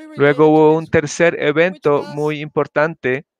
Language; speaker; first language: Spanish; native; Spanish